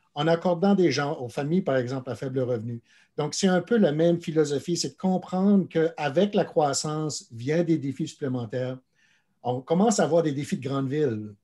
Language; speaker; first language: French; native; French